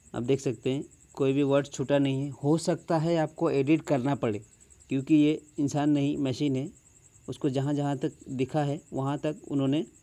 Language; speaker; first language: Hindi; non-native, local second language; Bangla